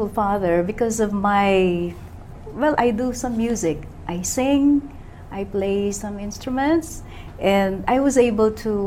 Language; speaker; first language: English; non-native, local second language; Pampanga